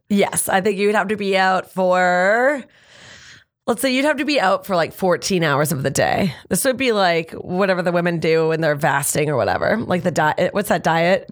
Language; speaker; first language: English; native; English